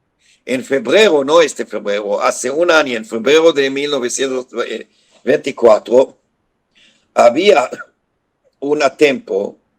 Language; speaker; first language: Spanish; non-native, fluent; Hebrew